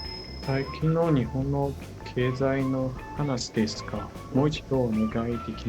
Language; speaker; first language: Japanese; non-native, learner; Chinese